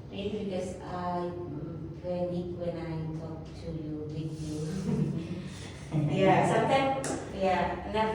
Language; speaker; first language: English; non-native, learner; Indonesian